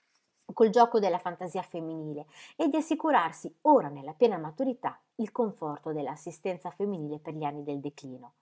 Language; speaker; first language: Italian; native; Italian